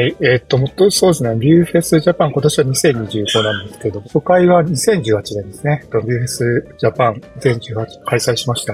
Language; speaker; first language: Japanese; native; Japanese